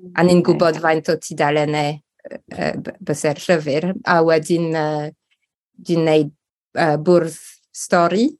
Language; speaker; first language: Welsh; non-native, local second language; English